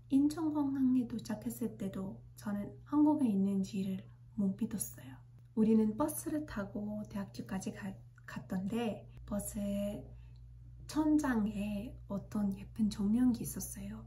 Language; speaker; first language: Korean; non-native, fluent; Persian